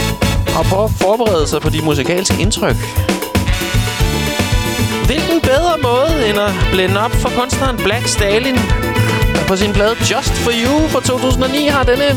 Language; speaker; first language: Danish; native; Danish